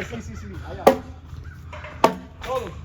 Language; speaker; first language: Spanish; non-native, learner; English